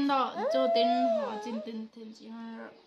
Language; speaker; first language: Chinese; non-native, learner; Nepali